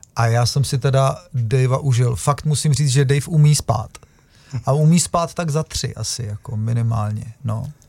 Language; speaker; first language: Czech; native; Czech